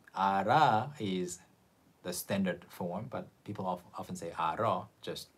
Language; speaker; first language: English; non-native, fluent; Korean